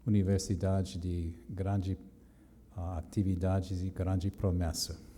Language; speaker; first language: Portuguese; non-native, learner; English